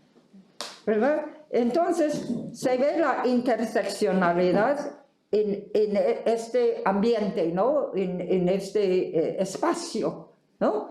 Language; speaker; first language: Spanish; non-native, fluent; Chinese